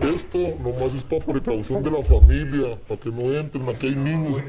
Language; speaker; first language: Spanish; native; Spanish